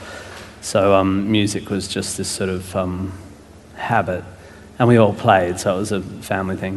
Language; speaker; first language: English; native; English